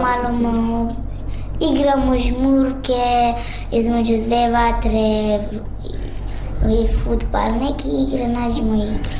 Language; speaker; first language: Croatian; early bilingual, other home language; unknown